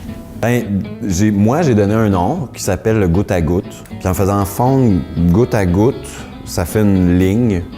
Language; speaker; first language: French; native; French